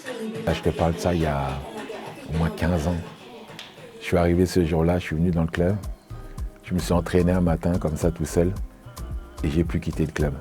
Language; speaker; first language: French; native; French